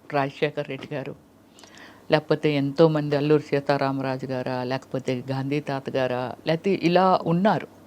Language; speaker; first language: Telugu; native; Telugu